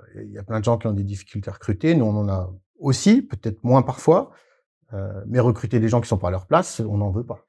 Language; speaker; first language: French; native; French